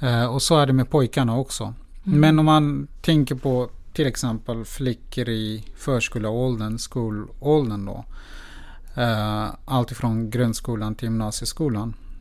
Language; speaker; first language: Swedish; non-native, fluent; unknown